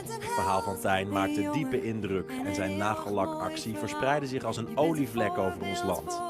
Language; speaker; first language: Dutch; native; Dutch